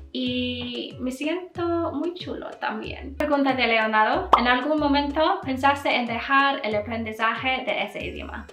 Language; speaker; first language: Spanish; non-native, learner; English